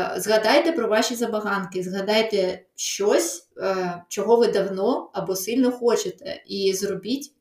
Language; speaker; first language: Ukrainian; non-native, local second language; Russian